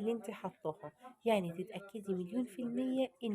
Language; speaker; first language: Arabic; native; Arabic